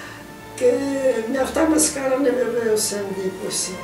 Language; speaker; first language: Greek; early bilingual, heritage; Greek